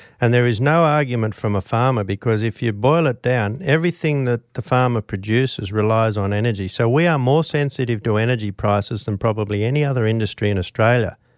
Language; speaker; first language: English; native; English